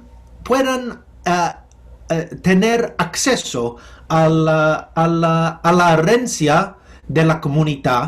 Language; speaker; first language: Spanish; non-native, fluent; English